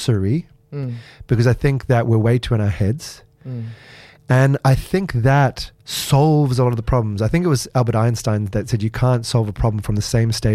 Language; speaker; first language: English; native; English